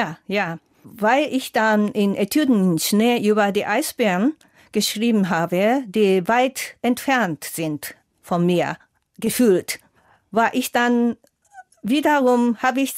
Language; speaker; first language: German; non-native, fluent; Japanese